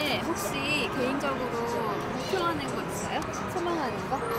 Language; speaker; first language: Korean; native; Korean